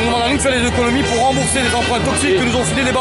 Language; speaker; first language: French; native; French